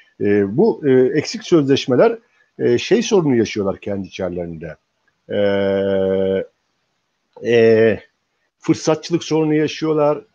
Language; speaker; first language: Turkish; native; Turkish